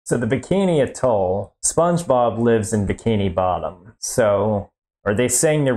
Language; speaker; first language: English; native; English